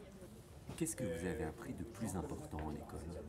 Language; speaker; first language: French; native; French